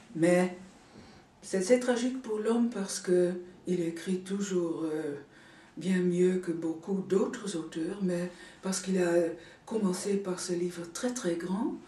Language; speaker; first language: French; non-native, fluent; Dutch